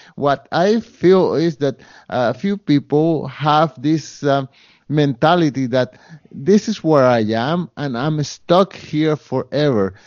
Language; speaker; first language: English; non-native, fluent; Spanish